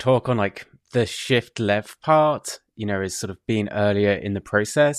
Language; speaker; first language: English; native; English